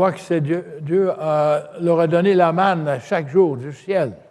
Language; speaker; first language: French; native; French